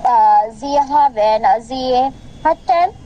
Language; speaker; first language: German; non-native, learner; Bangla